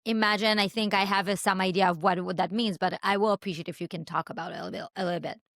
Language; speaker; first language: English; non-native, fluent; Hebrew